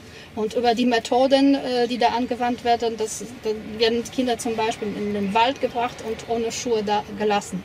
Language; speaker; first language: German; non-native, fluent; Polish